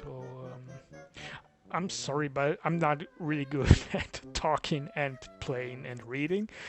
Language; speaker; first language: English; non-native, fluent; German